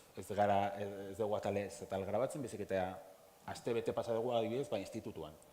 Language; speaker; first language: Basque; native; Basque